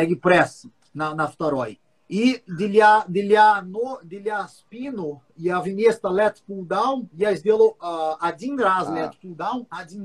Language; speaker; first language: Russian; non-native, learner; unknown